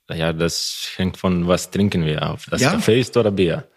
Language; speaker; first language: German; non-native, learner; Croatian